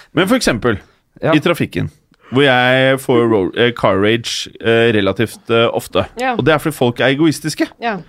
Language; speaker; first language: Norwegian; native; Norwegian